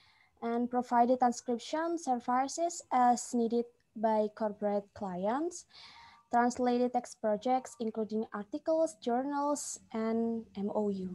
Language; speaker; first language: English; non-native, fluent; Indonesian